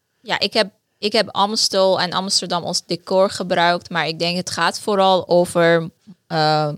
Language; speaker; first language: Dutch; non-native, fluent; Persian